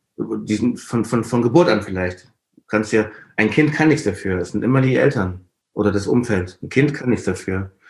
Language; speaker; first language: German; non-native, fluent; Igbo